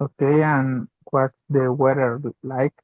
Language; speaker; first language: English; non-native, learner; Spanish